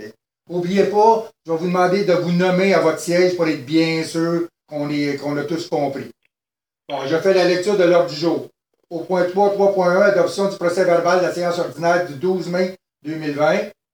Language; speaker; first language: French; native; French